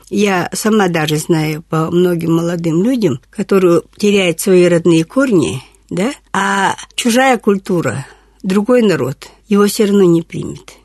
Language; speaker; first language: Russian; non-native, local second language; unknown